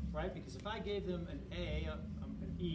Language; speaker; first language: English; native; English